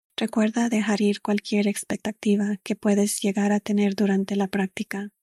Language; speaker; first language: Spanish; early bilingual, other home language; English